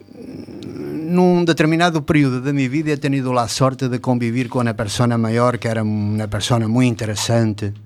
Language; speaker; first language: Spanish; non-native, fluent; Portuguese